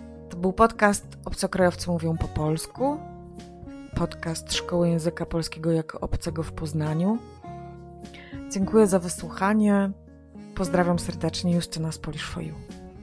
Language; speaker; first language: Polish; native; Polish